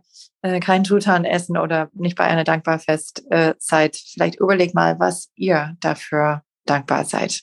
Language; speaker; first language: German; non-native, fluent; English